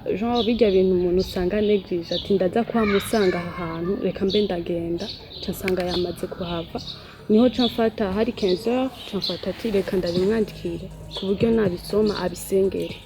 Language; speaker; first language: Rundi; native; Rundi